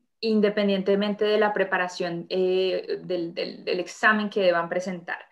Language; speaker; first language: Spanish; native; Spanish